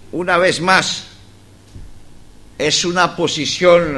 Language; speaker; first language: Spanish; non-native, fluent; Greek